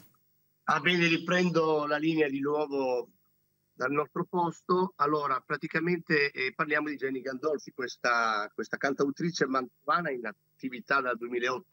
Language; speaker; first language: Italian; native; Italian